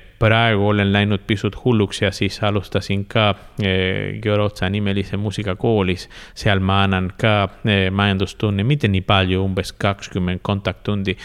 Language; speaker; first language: Estonian; non-native, fluent; Spanish